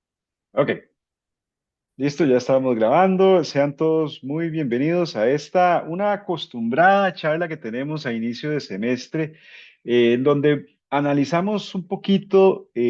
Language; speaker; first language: Spanish; native; Spanish